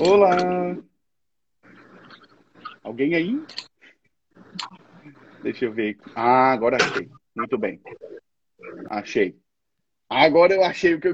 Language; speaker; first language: Portuguese; native; Portuguese